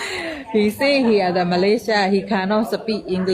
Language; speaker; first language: English; non-native, learner; Burmese